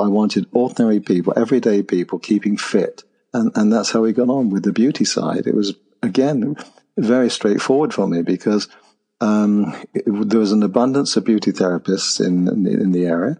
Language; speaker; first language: English; native; English